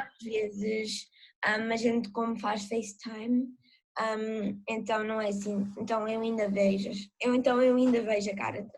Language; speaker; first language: Portuguese; early bilingual, heritage; Portuguese